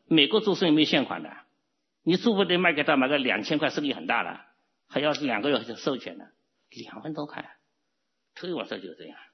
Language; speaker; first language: Chinese; non-native, local second language; Cantonese